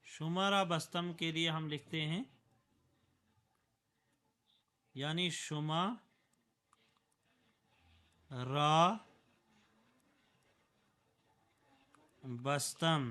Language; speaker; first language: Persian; non-native, fluent; Urdu